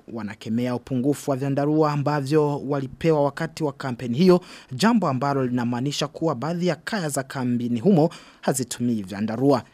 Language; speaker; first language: Swahili; non-native, local second language; Rundi